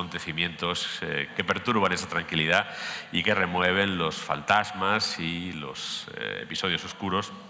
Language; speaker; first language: Spanish; native; Spanish